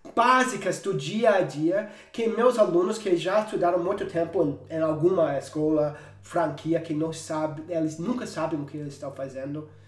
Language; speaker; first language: Portuguese; non-native, fluent; English